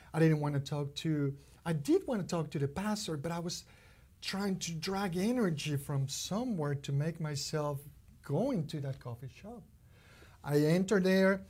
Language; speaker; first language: English; non-native, fluent; Spanish